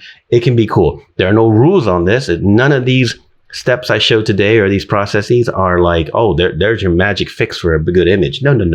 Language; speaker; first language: English; native; English